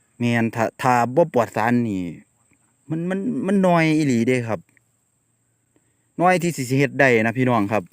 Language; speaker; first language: Thai; non-native, local second language; Northeastern Thai